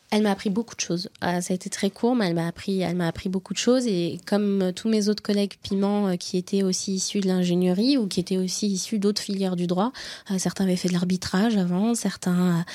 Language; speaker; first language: French; native; French